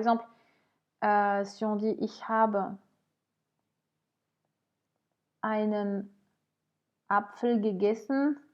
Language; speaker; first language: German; non-native, fluent; French